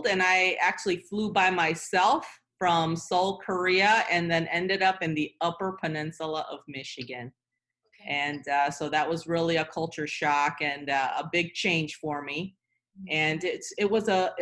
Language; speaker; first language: English; early bilingual, other home language; Korean